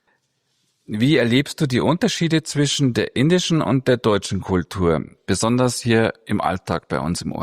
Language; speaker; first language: German; native; German